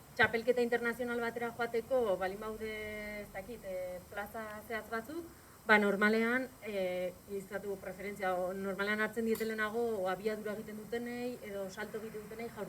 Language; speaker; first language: Basque; native; Basque